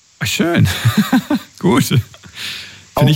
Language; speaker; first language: German; native; German